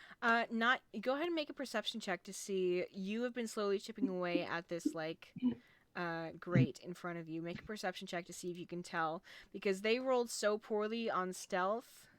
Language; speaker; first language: English; native; English